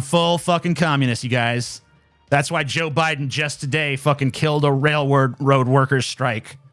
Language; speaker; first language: English; native; English